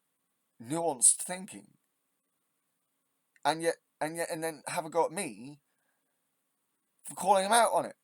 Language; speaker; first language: English; native; English